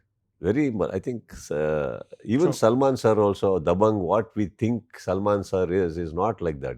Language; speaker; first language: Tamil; non-native, learner; Kannada